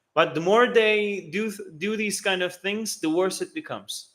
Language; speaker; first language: English; non-native, fluent; Turkish